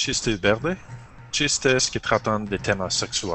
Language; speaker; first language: Spanish; non-native, learner; French